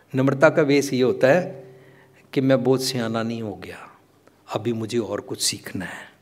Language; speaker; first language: Hindi; non-native, local second language; Punjabi